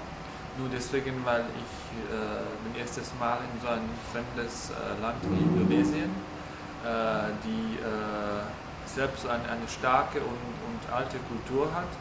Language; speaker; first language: German; non-native, fluent; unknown